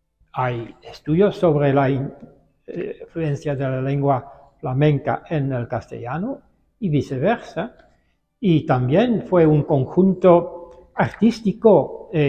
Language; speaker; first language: Spanish; non-native, fluent; Dutch